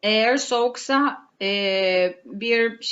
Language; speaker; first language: Turkish; non-native, learner; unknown